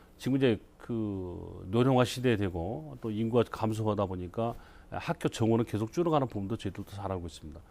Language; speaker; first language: Korean; native; Korean